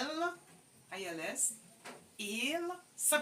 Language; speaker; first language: French; non-native, learner; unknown